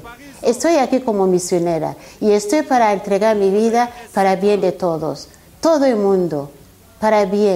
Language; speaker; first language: Spanish; non-native, fluent; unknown